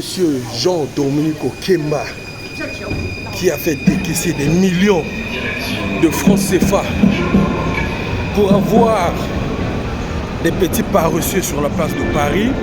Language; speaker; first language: French; non-native, local second language; Lingala